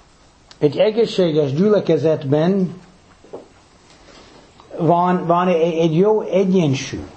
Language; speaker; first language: Hungarian; non-native, fluent; English